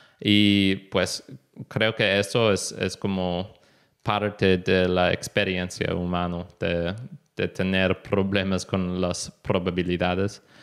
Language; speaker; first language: Spanish; non-native, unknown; English